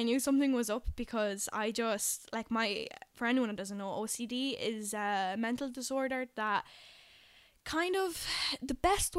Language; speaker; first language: English; non-native, fluent; Polish